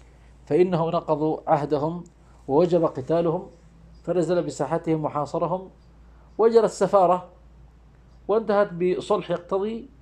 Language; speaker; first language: Arabic; native; Arabic